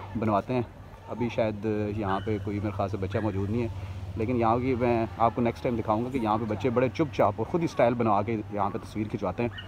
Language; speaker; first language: Urdu; non-native, local second language; Punjabi